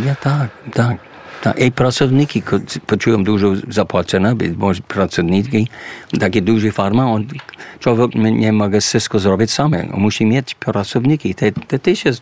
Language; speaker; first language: Polish; early bilingual, heritage; English